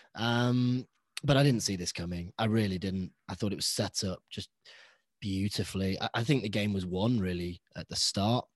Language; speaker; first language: English; early bilingual, other home language; Hindi